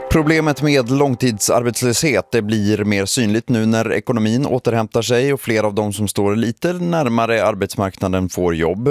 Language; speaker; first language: Swedish; native; Swedish